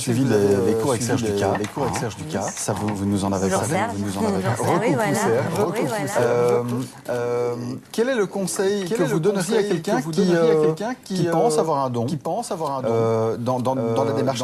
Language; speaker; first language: French; native; French